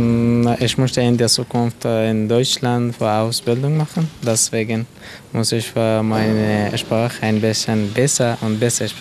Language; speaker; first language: German; non-native, learner; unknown